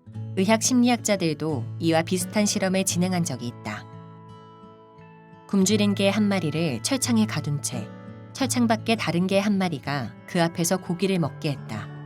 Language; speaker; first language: Korean; native; Korean